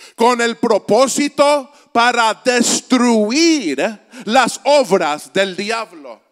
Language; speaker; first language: Spanish; native; Spanish